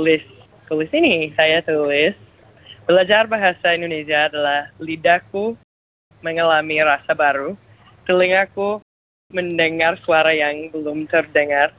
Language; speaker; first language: Indonesian; non-native, fluent; English